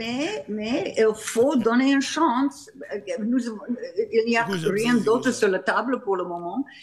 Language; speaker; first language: French; non-native, fluent; English